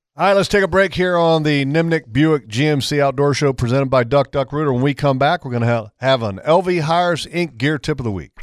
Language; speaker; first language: English; native; English